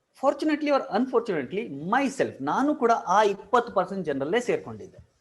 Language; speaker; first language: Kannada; non-native, local second language; Marwari